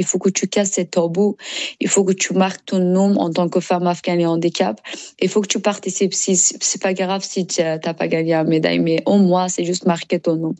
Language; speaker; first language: French; non-native, learner; Persian